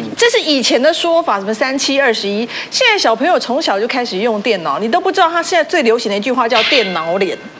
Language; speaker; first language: Chinese; native; Chinese